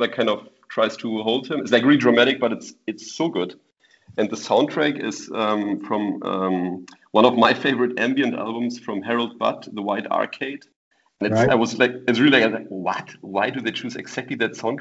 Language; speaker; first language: English; non-native, fluent; German